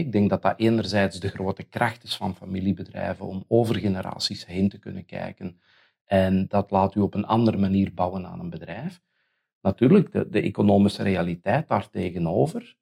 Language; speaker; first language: Dutch; native; Dutch